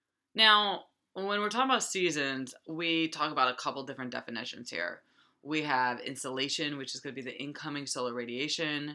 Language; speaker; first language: English; native; English